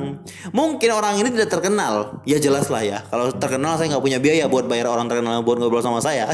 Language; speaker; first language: Indonesian; native; Indonesian